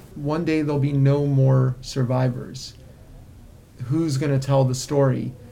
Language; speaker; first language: English; native; English